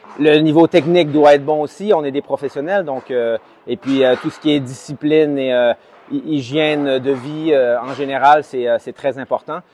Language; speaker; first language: French; native; French